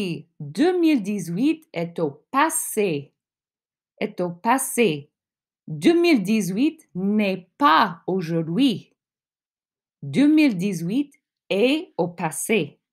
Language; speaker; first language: French; non-native, fluent; English